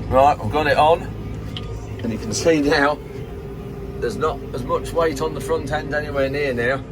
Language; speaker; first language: English; native; English